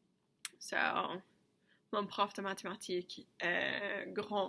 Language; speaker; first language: French; non-native, fluent; English